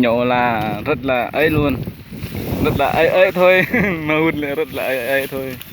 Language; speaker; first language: Vietnamese; non-native, local second language; Jarai